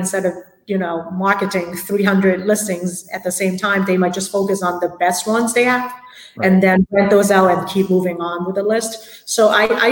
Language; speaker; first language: English; non-native, local second language; Cantonese